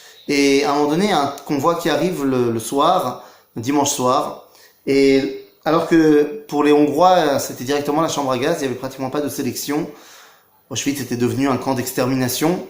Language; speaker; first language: French; native; French